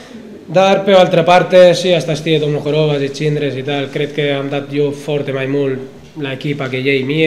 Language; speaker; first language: Romanian; non-native, fluent; Arabic